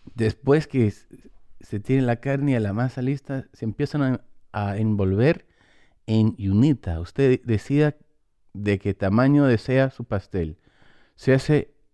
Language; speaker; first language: Spanish; early bilingual, heritage; English